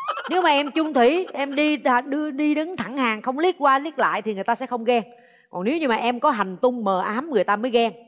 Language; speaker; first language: Vietnamese; native; Vietnamese